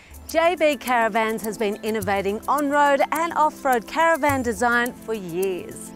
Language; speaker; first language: English; native; English